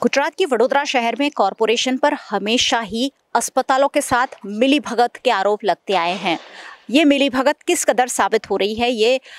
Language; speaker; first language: Hindi; non-native, local second language; Gujarati